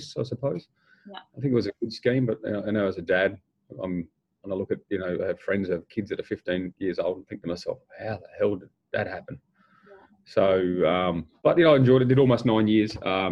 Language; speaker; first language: English; native; English